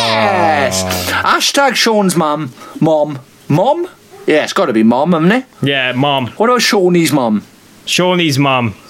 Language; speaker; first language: English; native; English